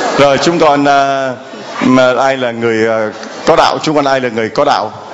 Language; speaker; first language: Vietnamese; native; Vietnamese